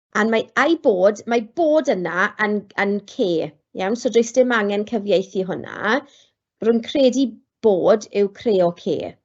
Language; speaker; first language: Welsh; non-native, local second language; English